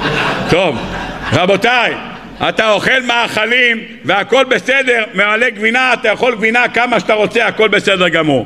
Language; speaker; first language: Hebrew; native; Hebrew